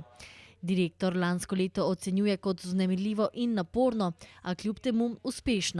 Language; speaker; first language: Slovenian; native; Slovenian